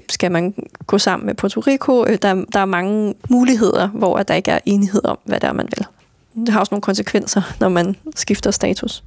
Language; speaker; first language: Danish; native; Danish